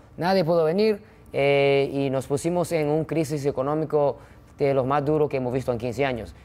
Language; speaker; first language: Spanish; non-native, fluent; Japanese